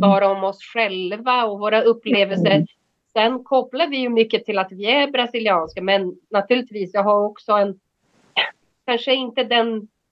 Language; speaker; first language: Swedish; non-native, fluent; Portuguese